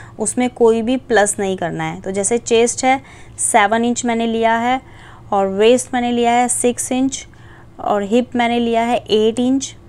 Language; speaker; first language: Hindi; native; Hindi